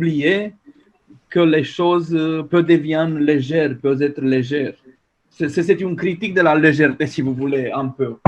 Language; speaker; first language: French; non-native, fluent; Romanian